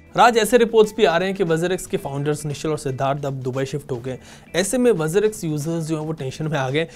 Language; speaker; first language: Hindi; native; Hindi